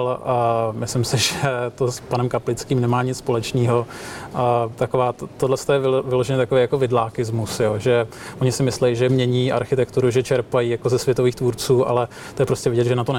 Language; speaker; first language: Czech; native; Czech